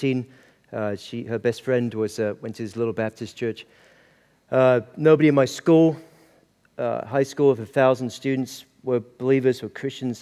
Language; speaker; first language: English; native; English